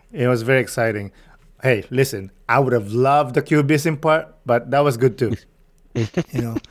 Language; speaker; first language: English; non-native, local second language; Filipino